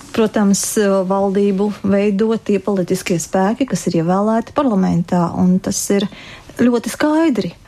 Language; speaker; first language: Latvian; native; Latvian